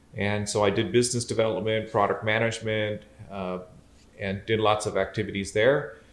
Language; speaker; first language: English; native; English